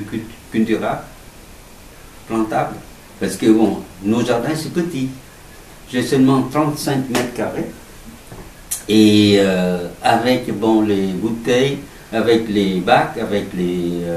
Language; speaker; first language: French; non-native, learner; Vietnamese